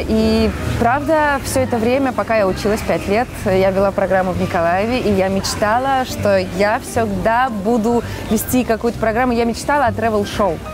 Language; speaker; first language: Russian; native; Russian